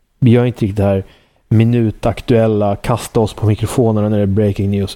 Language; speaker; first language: Swedish; native; Swedish